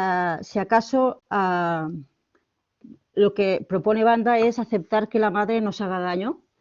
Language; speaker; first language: Spanish; native; Spanish